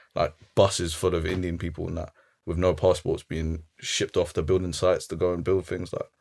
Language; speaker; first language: English; early bilingual, other home language; Arabic